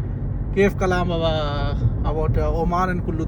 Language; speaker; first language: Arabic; non-native, learner; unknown